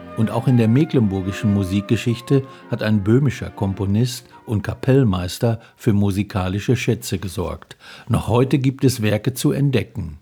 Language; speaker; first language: German; native; German